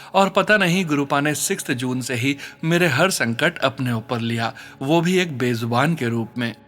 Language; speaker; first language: Hindi; native; Hindi